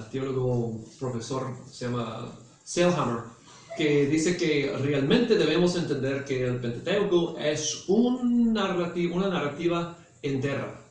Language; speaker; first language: Spanish; non-native, fluent; English